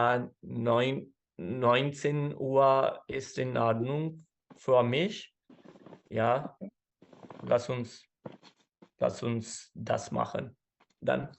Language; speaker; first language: German; non-native, learner; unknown